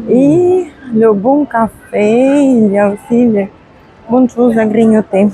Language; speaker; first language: French; non-native, fluent; Russian